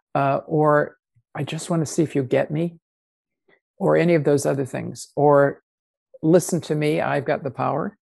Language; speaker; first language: English; native; English